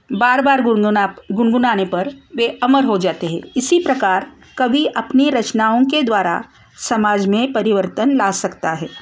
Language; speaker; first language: Hindi; non-native, local second language; Marathi